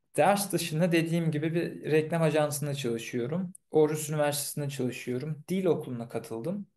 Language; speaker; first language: Turkish; early bilingual, heritage; Turkish